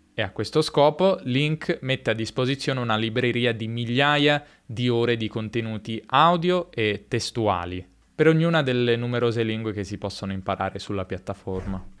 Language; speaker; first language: Italian; native; Italian